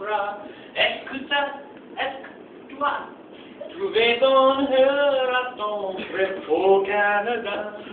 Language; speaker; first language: French; non-native, learner; English